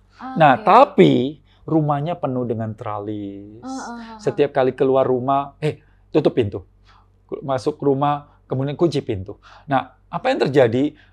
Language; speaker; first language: Indonesian; native; Indonesian